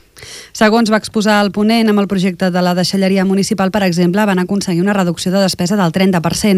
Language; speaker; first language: Catalan; native; Catalan